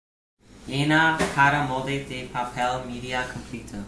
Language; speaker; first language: Spanish; non-native, learner; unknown